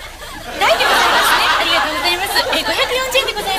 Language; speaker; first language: Japanese; native; Japanese